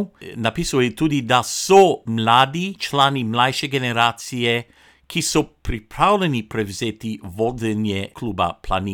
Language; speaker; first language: Slovenian; non-native, local second language; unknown